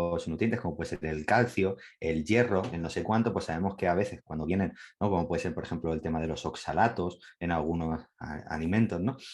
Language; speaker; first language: Spanish; native; Spanish